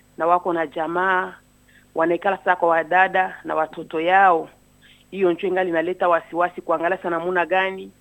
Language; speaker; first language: Swahili; native; Swahili